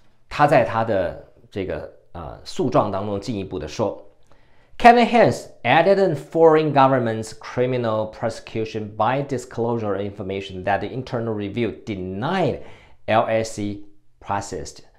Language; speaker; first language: English; non-native, fluent; Chinese